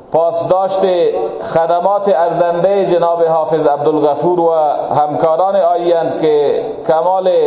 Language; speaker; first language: Persian; non-native, local second language; Baluchi